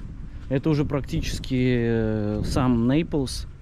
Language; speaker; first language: Russian; native; Russian